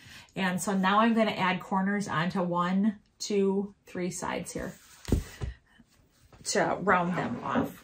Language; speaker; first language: English; native; English